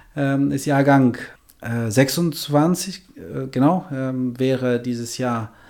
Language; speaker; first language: German; non-native, fluent; Albanian